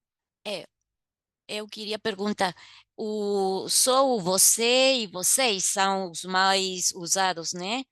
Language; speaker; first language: Portuguese; non-native, fluent; Spanish